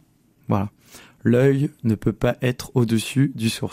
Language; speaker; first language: French; native; French